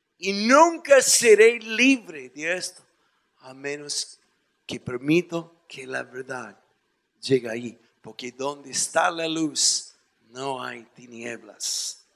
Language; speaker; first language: Spanish; non-native, fluent; English